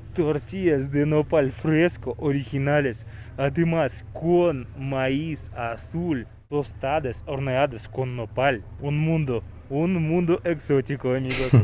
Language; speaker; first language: Spanish; non-native, learner; Russian